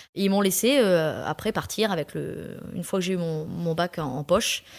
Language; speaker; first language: French; native; French